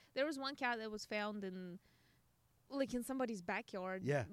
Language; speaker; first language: English; non-native, fluent; Russian